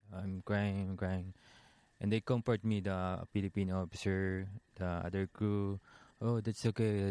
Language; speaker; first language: English; non-native, local second language; Filipino